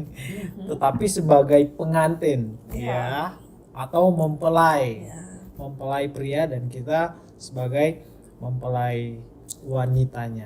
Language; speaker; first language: Indonesian; native; Indonesian